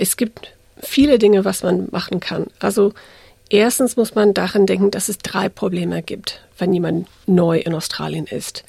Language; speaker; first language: German; non-native, fluent; English